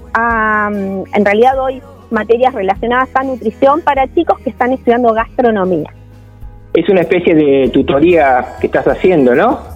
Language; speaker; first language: Spanish; native; Spanish